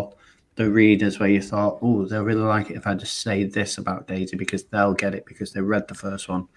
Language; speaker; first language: English; native; English